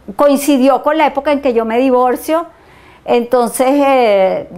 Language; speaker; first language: Spanish; native; Spanish